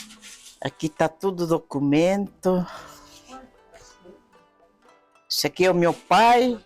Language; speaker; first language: Portuguese; non-native, fluent; Japanese